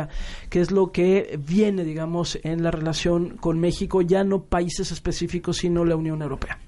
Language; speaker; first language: Spanish; native; Spanish